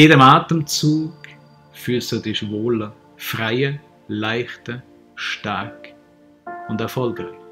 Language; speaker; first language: German; native; German